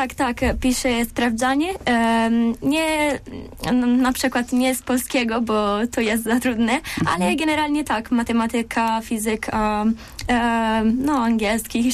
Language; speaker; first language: Polish; non-native, learner; Turkish